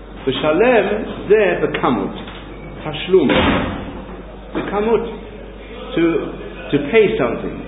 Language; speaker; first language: Hebrew; non-native, fluent; English